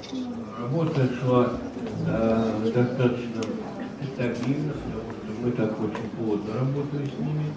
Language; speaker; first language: Russian; native; Russian